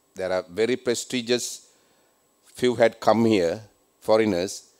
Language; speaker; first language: English; non-native, local second language; Sinhala